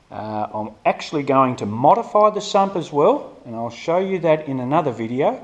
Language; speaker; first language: English; native; English